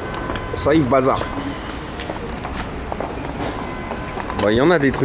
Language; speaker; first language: French; native; French